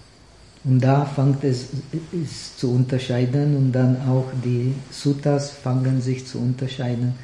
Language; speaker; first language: German; non-native, fluent; Czech